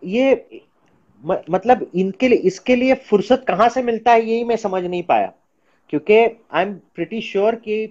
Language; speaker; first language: Hindi; non-native, local second language; Gujarati